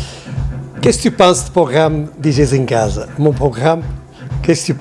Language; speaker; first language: French; non-native, learner; Portuguese